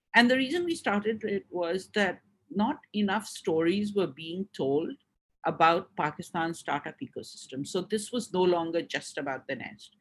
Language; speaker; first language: English; non-native, local second language; Urdu